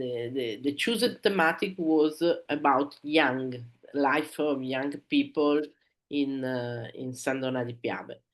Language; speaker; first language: English; non-native, learner; Italian